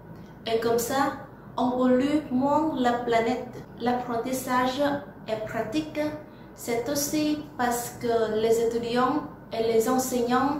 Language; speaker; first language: French; non-native, learner; Vietnamese